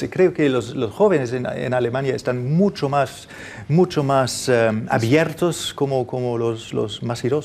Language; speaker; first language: Spanish; non-native, fluent; German